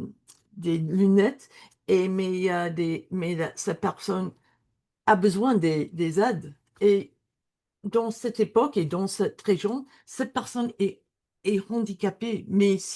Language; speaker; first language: French; non-native, learner; English